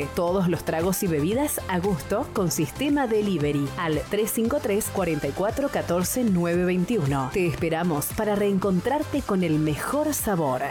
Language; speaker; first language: Spanish; native; Spanish